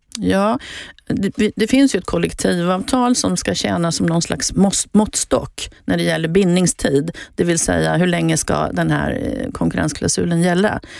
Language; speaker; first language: Swedish; native; Swedish